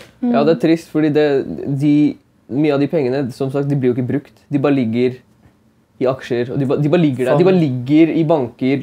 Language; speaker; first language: Norwegian; native; Norwegian